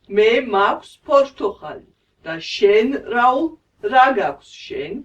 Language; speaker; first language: Georgian; non-native, learner; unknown